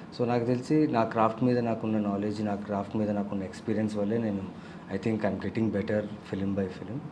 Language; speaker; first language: Telugu; non-native, local second language; Tamil